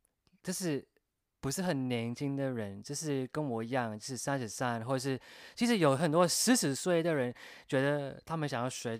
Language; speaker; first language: Chinese; non-native, fluent; English